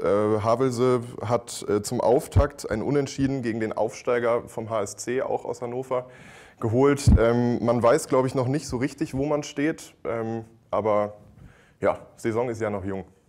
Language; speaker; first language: German; native; German